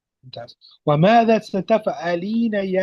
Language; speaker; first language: Arabic; non-native, fluent; English